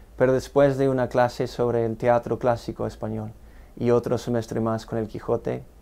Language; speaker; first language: Spanish; non-native, fluent; English